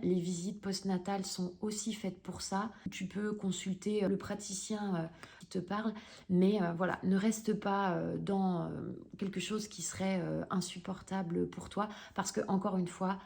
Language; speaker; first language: French; native; French